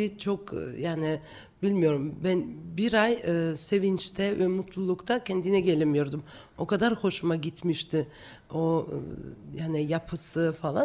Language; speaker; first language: Turkish; non-native, fluent; Georgian